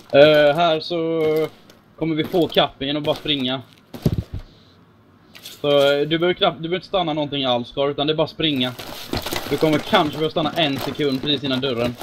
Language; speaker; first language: Swedish; native; Swedish